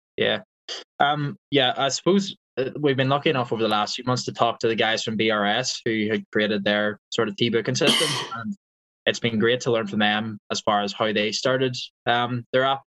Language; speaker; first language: English; native; English